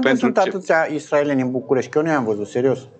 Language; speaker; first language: Romanian; native; Romanian